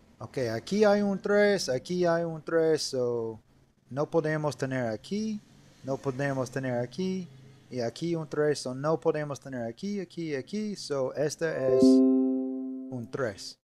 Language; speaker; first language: Spanish; non-native, learner; English